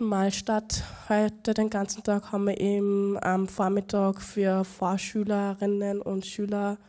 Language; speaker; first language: German; native; German